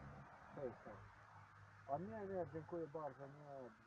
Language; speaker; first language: Polish; non-native, learner; Ukrainian